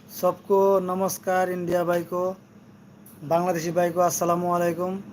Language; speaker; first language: Hindi; non-native, learner; Bangla